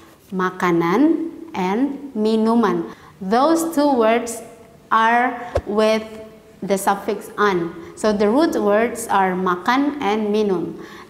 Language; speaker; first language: English; non-native, fluent; Indonesian